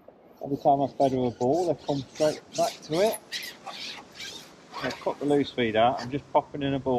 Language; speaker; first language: English; native; English